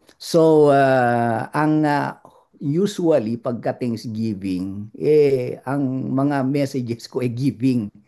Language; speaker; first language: Filipino; non-native, local second language; Iloko